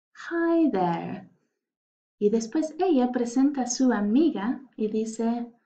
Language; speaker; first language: Spanish; non-native, fluent; English